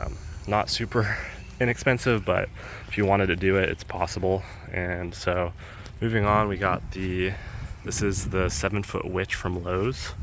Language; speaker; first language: English; native; English